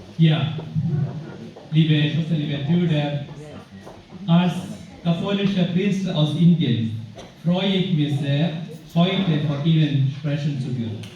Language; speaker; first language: German; non-native, fluent; Malayalam